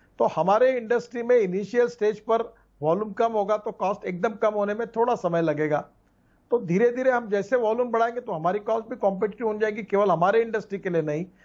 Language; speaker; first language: Hindi; non-native, local second language; Marathi